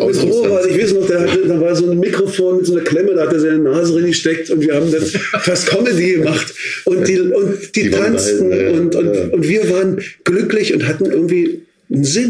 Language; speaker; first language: German; native; German